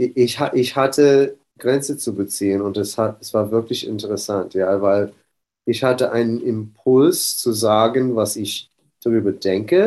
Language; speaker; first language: German; non-native, fluent; English